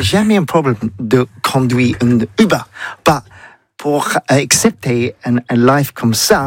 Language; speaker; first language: French; non-native, learner; English